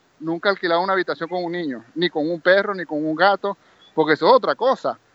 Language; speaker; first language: Spanish; native; Spanish